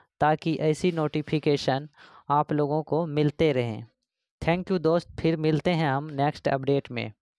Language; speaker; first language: Hindi; native; Hindi